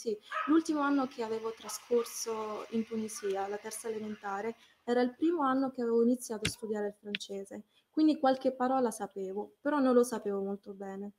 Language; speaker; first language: Italian; early bilingual, other home language; Arabic